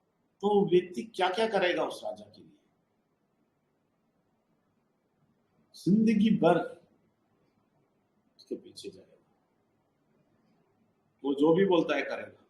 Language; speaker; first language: Hindi; non-native, local second language; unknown